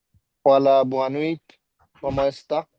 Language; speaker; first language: Portuguese; non-native, learner; Bangla